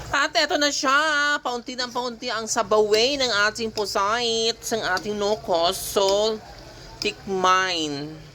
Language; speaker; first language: Filipino; non-native, local second language; Cebuano